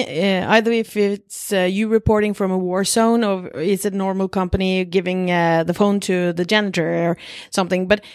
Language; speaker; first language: English; non-native, fluent; Norwegian